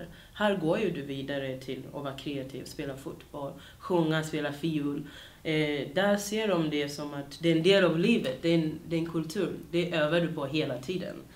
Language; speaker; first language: Swedish; early bilingual, other home language; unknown